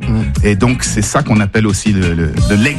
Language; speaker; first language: French; native; French